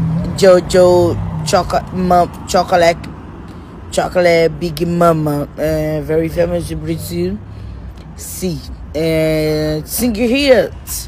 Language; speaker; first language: English; non-native, learner; Portuguese